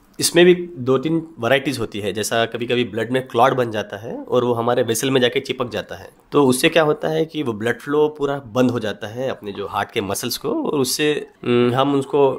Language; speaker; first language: Hindi; non-native, local second language; Marathi